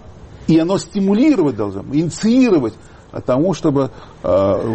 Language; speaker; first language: Russian; native; Russian